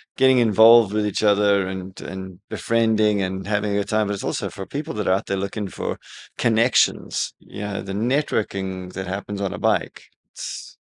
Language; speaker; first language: English; native; English